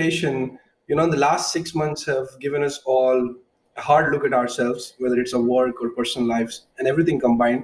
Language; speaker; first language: English; non-native, local second language; Hindi